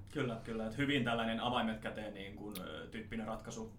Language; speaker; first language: Finnish; native; Finnish